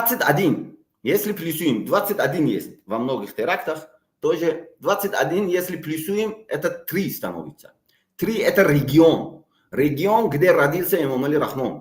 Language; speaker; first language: Russian; non-native, local second language; Tajik